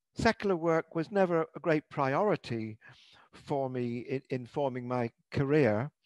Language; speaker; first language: English; native; English